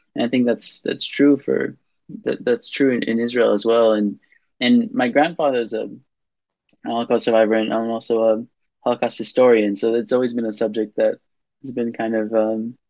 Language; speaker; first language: English; non-native, fluent; Hebrew